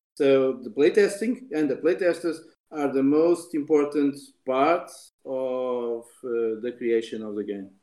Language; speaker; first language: English; non-native, fluent; Portuguese